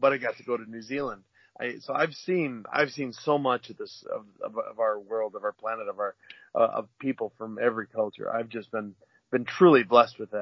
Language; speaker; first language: English; native; English